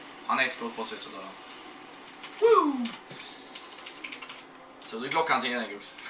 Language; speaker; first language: Swedish; native; Swedish